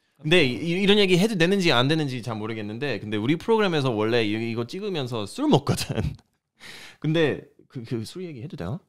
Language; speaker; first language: Korean; non-native, fluent; English